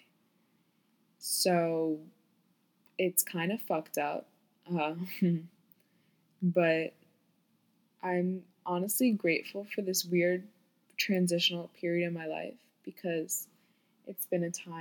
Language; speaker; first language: English; native; English